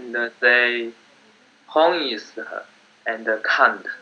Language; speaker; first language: English; non-native, learner; Chinese